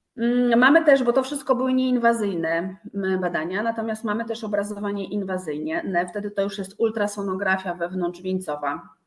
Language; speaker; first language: Polish; native; Polish